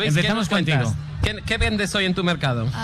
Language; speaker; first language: Spanish; native; Spanish